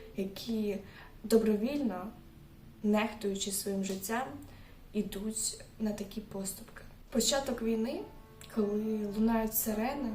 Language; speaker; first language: Ukrainian; non-native, local second language; Russian